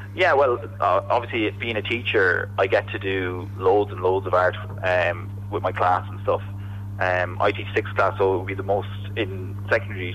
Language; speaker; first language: English; native; English